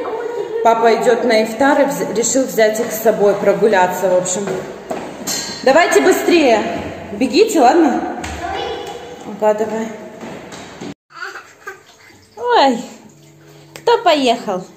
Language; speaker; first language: Russian; native; Russian